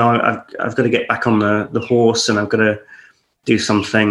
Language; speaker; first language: English; native; English